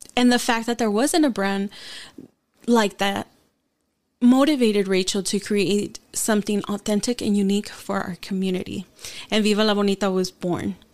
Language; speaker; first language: English; early bilingual, other home language; Spanish